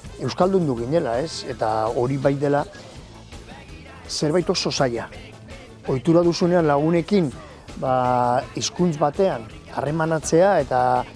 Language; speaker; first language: Basque; non-native, local second language; Spanish